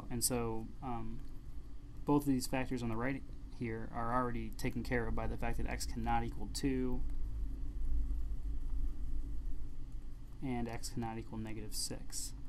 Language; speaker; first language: English; native; English